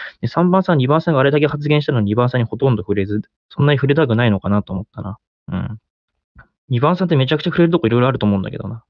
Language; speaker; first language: Japanese; native; Japanese